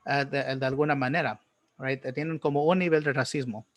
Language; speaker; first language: Spanish; early bilingual, heritage; Spanish